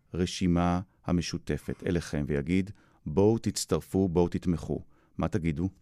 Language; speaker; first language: Hebrew; native; Hebrew